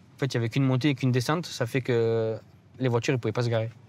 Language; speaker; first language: French; native; French